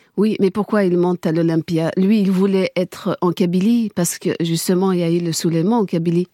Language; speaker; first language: French; non-native, local second language; Kabyle